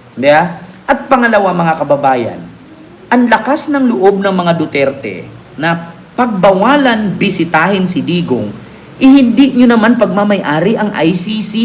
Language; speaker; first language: Filipino; non-native, local second language; Cebuano